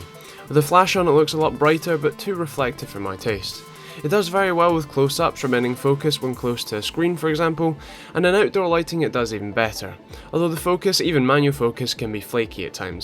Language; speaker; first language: English; native; English